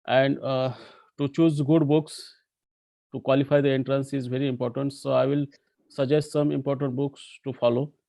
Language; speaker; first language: English; non-native, local second language; Marathi